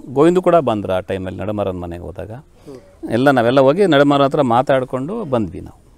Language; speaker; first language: Kannada; native; Kannada